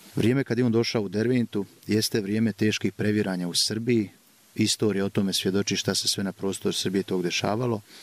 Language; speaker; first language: Serbian; native; Serbian